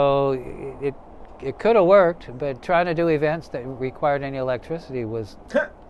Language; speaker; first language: English; native; English